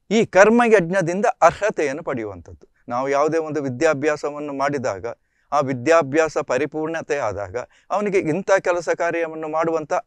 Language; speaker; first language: Kannada; native; Kannada